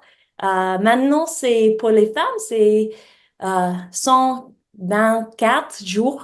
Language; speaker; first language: French; non-native, learner; English